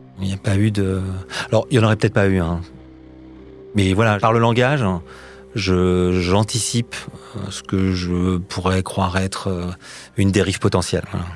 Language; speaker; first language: French; native; French